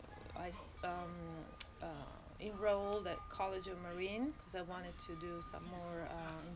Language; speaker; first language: English; non-native, fluent; Italian